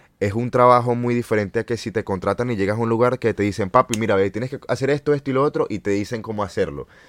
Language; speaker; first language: Spanish; native; Spanish